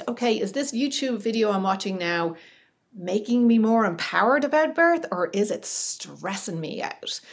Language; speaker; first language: English; native; English